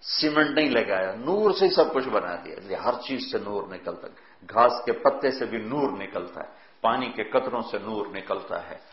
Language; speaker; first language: Urdu; non-native, local second language; Punjabi